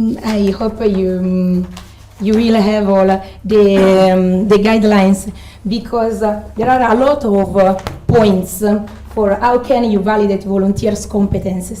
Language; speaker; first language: English; non-native, fluent; Italian